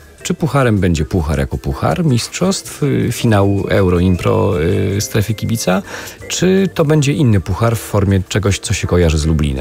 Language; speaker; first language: Polish; native; Polish